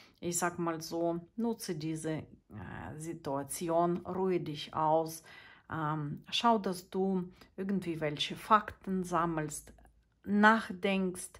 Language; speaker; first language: German; non-native, fluent; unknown